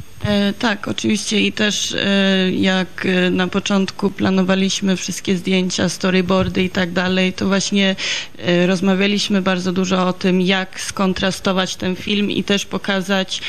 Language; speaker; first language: Polish; early bilingual, heritage; Polish